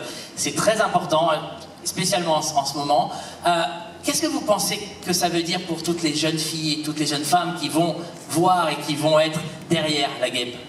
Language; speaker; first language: French; native; French